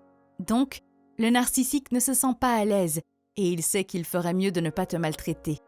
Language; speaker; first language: French; native; French